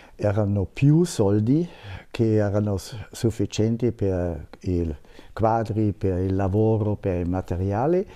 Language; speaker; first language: Italian; non-native, fluent; German